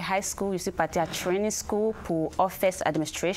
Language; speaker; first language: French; early bilingual, other home language; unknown